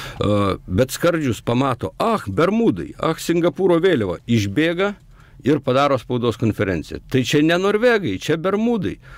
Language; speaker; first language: Lithuanian; native; Lithuanian